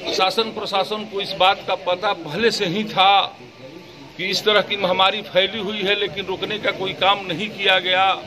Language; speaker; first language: Hindi; native; Hindi